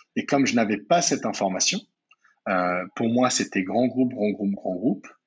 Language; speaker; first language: French; native; French